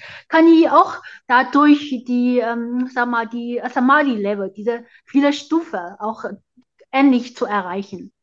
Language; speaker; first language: German; non-native, fluent; Chinese